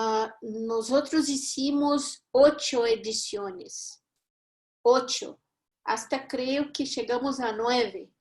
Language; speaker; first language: Spanish; non-native, fluent; Portuguese